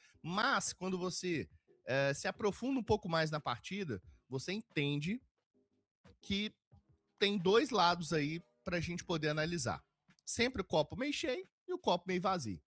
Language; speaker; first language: Portuguese; native; Portuguese